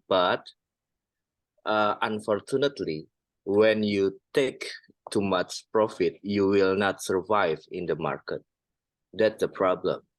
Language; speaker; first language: English; non-native, fluent; Indonesian